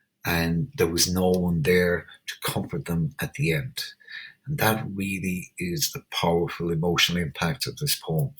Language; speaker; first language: English; native; English